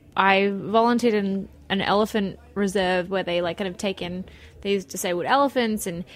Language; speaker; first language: English; native; English